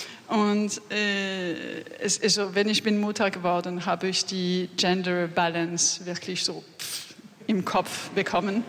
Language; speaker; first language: German; non-native, learner; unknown